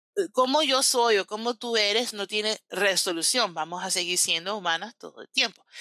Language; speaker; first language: Spanish; early bilingual, heritage; Spanish